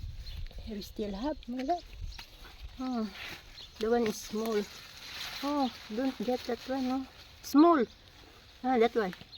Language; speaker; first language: English; non-native, learner; Filipino